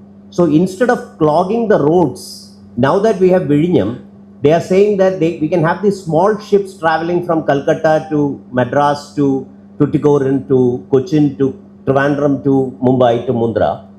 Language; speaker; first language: English; non-native, local second language; Malayalam